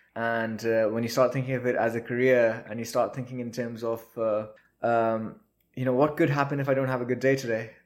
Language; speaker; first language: English; non-native, local second language; Urdu